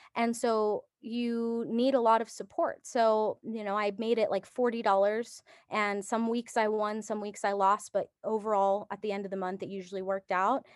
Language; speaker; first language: English; early bilingual, other home language; Japanese